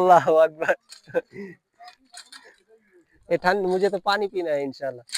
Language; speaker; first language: Hindi; non-native, fluent; Bangla